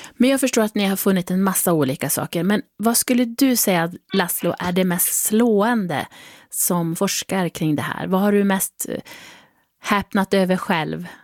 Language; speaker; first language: Swedish; native; Swedish